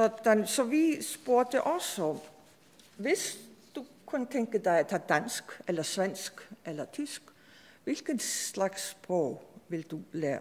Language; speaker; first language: Danish; non-native, fluent; Icelandic